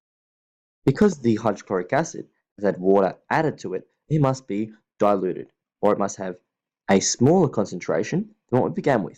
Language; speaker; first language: English; native; English